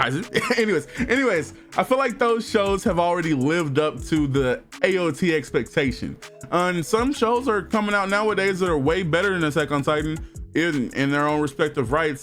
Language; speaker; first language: English; native; English